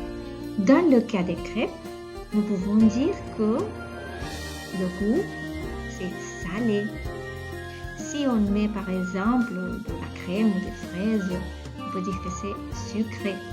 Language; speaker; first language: French; non-native, fluent; Catalan